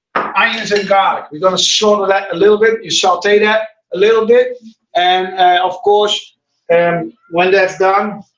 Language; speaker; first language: English; non-native, fluent; Dutch